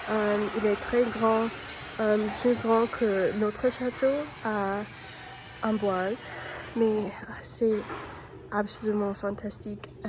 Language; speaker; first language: French; non-native, learner; English